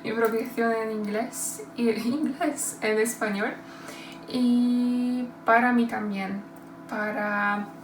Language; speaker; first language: Spanish; non-native, learner; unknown